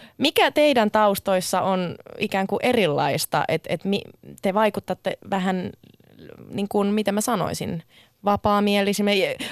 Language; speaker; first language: Finnish; early bilingual, other home language; Sinhala